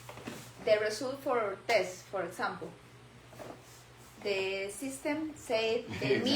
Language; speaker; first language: English; non-native, learner; Spanish